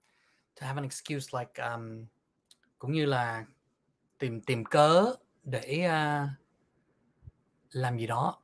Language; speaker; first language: Vietnamese; early bilingual, heritage; Vietnamese